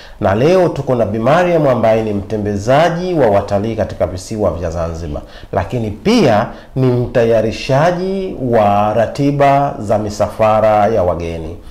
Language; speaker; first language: Swahili; native; Swahili